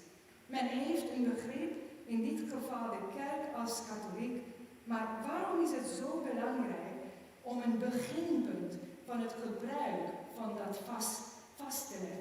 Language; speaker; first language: Dutch; non-native, fluent; German